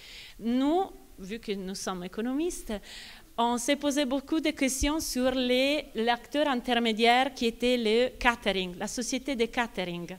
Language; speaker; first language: French; non-native, fluent; Italian